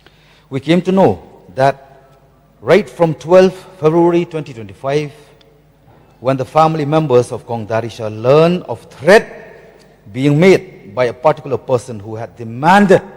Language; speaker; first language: English; non-native, local second language; Khasi